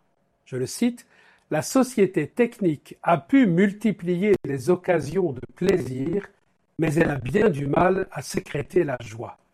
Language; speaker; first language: French; native; French